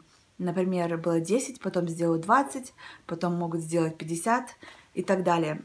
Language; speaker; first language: Russian; early bilingual, heritage; Russian